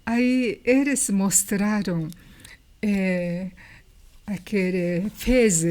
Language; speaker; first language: Portuguese; non-native, learner; Japanese